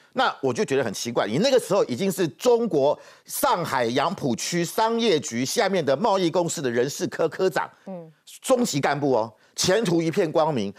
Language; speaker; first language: Chinese; native; Chinese